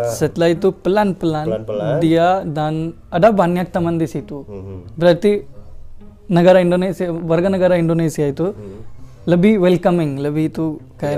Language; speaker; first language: Indonesian; non-native, learner; Hindi